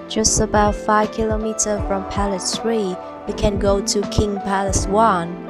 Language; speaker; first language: English; non-native, learner; Vietnamese